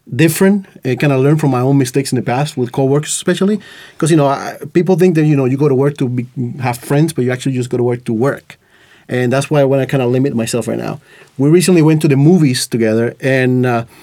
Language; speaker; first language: English; non-native, fluent; Spanish